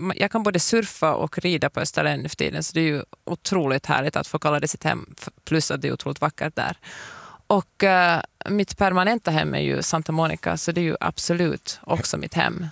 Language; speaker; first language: Swedish; native; Swedish